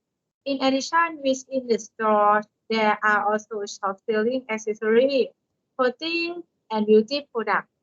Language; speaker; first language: English; non-native, learner; Thai